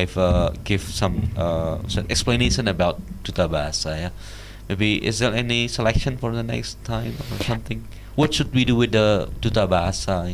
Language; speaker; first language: English; non-native, learner; Indonesian